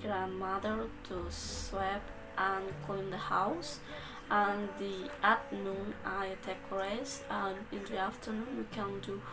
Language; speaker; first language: English; non-native, learner; Balinese